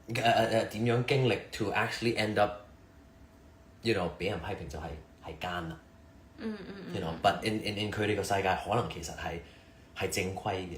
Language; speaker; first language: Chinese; early bilingual, heritage; Cantonese